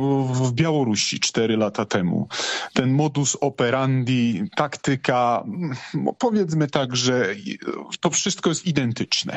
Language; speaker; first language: Polish; non-native, fluent; Georgian